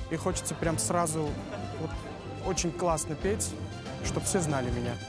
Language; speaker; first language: Russian; non-native, fluent; Armenian